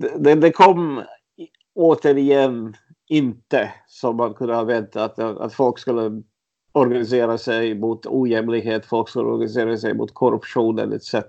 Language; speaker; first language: Swedish; early bilingual, other home language; Latvian